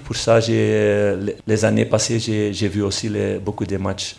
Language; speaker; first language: French; non-native, local second language; Dutch